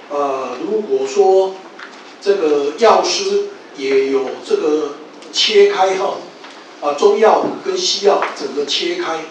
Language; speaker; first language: Chinese; native; Chinese